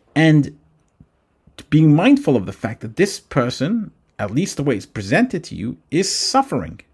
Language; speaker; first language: English; native; English